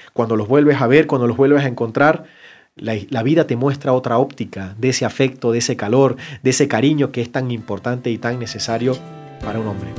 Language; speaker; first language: Spanish; native; Spanish